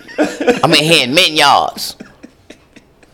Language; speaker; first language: English; native; English